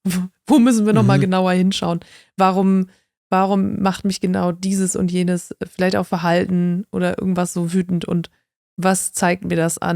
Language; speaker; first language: German; native; German